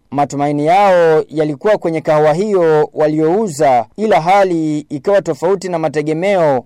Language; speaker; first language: Swahili; non-native, local second language; Rundi